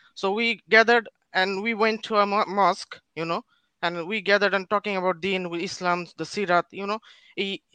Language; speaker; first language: English; non-native, local second language; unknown